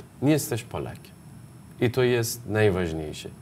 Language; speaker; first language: Polish; non-native, learner; Persian